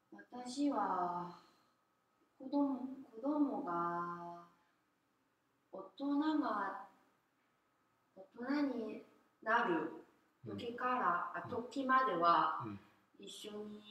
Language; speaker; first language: Japanese; non-native, learner; Korean